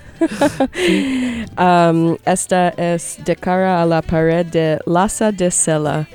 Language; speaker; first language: Spanish; non-native, learner; English